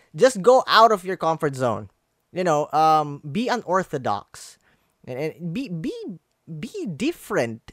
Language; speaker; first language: English; non-native, local second language; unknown